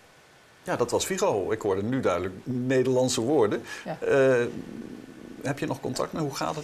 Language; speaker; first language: Dutch; native; Dutch